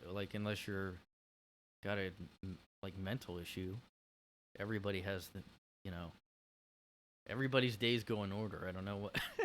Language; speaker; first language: English; native; English